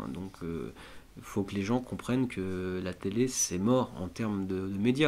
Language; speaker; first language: French; native; French